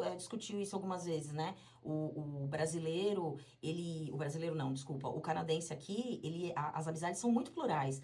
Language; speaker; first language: Portuguese; native; Portuguese